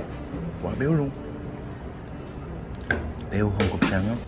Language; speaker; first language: Vietnamese; non-native, learner; Korean